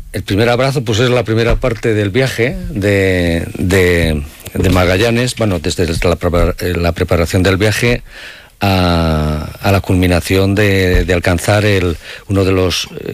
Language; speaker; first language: Spanish; native; Spanish